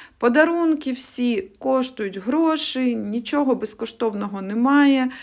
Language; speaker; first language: Ukrainian; native; Ukrainian